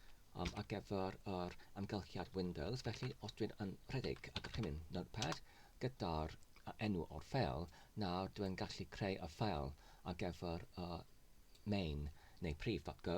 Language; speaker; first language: Welsh; non-native, learner; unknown